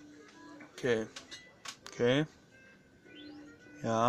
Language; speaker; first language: German; native; German